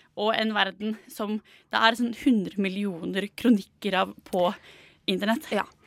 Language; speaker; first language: Norwegian; native; Norwegian